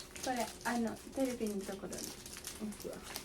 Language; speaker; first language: Japanese; non-native, fluent; Filipino